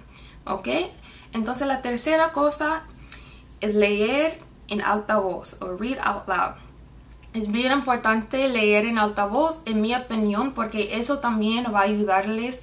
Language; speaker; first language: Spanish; non-native, fluent; English